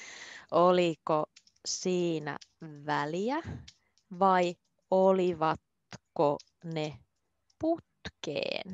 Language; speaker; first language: Finnish; native; Finnish